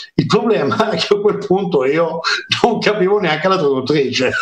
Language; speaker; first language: Italian; native; Italian